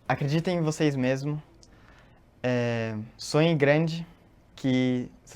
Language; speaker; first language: Portuguese; early bilingual, heritage; Portuguese